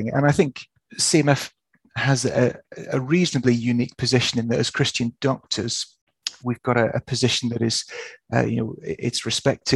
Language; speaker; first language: English; native; English